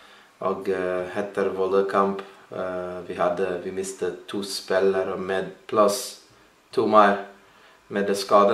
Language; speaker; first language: Norwegian; non-native, learner; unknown